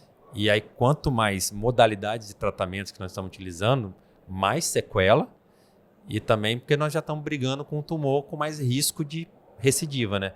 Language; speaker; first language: Portuguese; native; Portuguese